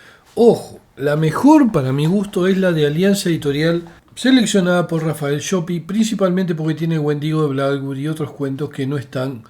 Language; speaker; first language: Spanish; native; Spanish